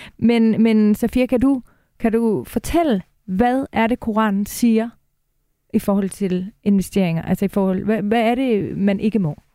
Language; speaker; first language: Danish; native; Danish